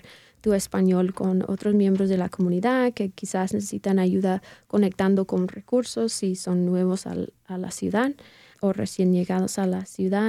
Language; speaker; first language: Spanish; non-native, fluent; English